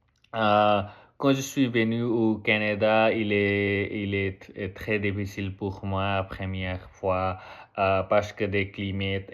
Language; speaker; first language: French; non-native, learner; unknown